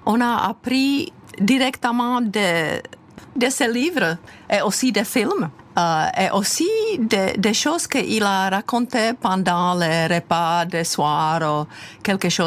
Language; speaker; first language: French; non-native, fluent; Czech